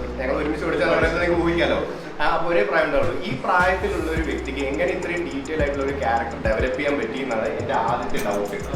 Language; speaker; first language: Malayalam; non-native, local second language; Tamil